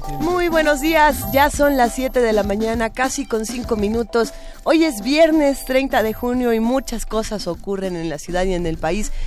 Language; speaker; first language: Spanish; native; Spanish